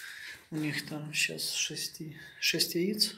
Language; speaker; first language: Russian; non-native, local second language; Romanian